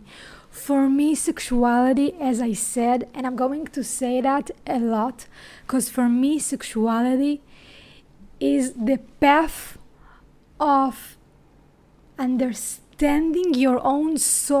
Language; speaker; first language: English; non-native, fluent; Hebrew